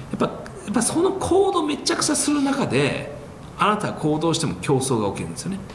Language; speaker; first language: Japanese; early bilingual, heritage; Japanese